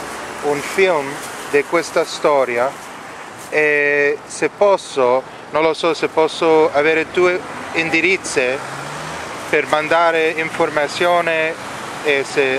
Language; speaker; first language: Italian; non-native, learner; English